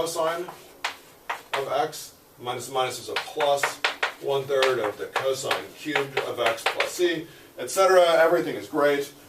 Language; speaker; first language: English; native; English